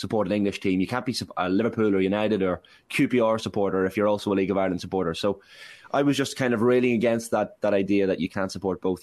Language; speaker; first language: English; native; English